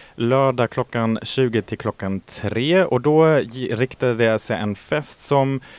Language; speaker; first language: Swedish; native; Swedish